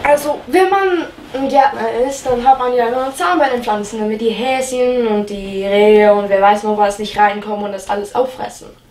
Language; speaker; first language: German; non-native, fluent; English